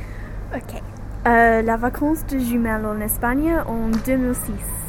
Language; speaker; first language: French; non-native, learner; English